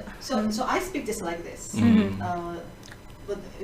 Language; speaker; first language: English; non-native, fluent; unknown